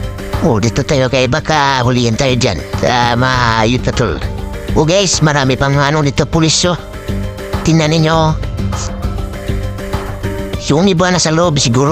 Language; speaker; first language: Filipino; non-native, local second language; Cebuano